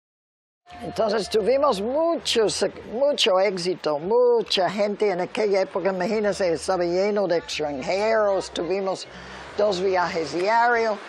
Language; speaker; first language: Spanish; early bilingual, other home language; English